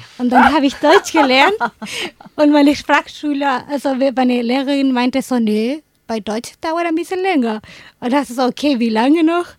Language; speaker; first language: German; non-native, fluent; Spanish